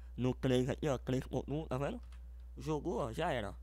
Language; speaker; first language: Portuguese; native; Portuguese